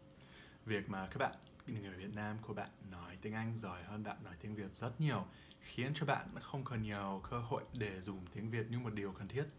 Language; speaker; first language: Vietnamese; non-native, learner; English